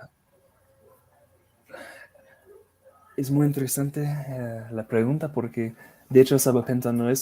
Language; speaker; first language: Spanish; non-native, fluent; English